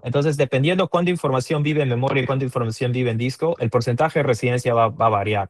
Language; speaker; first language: Spanish; native; Spanish